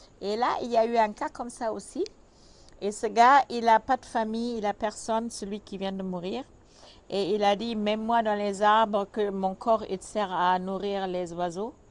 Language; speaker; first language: French; non-native, fluent; German